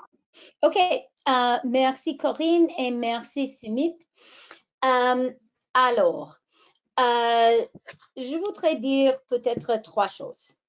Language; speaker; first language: French; non-native, fluent; English